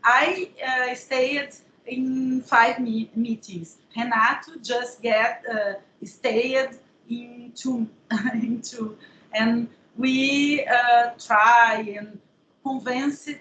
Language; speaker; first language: English; non-native, learner; Portuguese